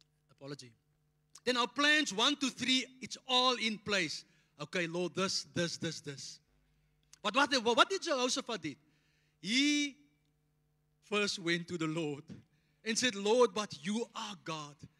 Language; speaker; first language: English; non-native, local second language; Afrikaans